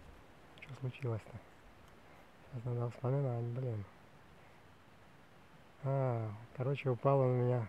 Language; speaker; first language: Russian; native; Russian